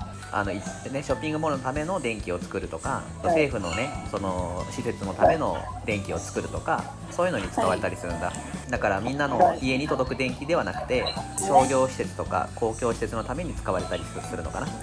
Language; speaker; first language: Japanese; native; Japanese